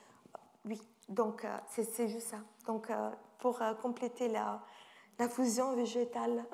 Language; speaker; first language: French; non-native, fluent; Italian